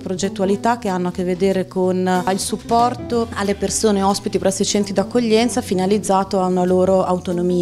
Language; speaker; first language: Italian; native; Italian